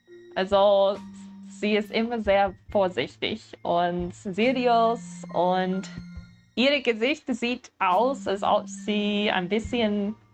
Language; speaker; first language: German; non-native, learner; English